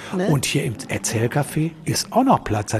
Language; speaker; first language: German; native; German